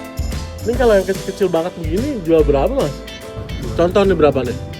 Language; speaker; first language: Indonesian; native; Indonesian